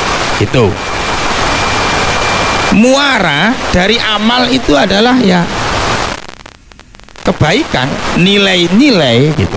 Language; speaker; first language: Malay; non-native, local second language; Javanese